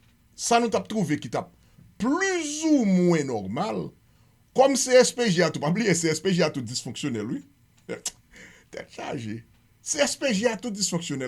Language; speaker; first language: Haitian Creole; native; Haitian Creole